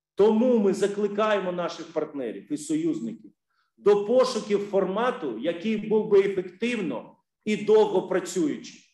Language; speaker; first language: Ukrainian; native; Ukrainian